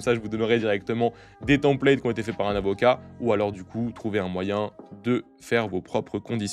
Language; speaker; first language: French; native; French